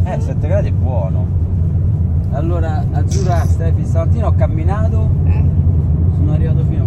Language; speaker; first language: Italian; native; Italian